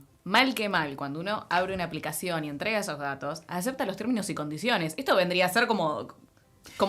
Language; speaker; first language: Spanish; native; Spanish